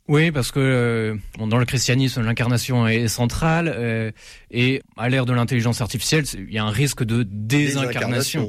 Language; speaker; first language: French; native; French